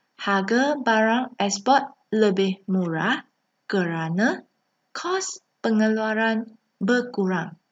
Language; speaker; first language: Malay; non-native, local second language; Chinese